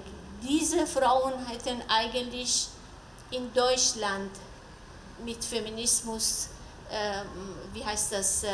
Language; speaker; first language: German; non-native, learner; Persian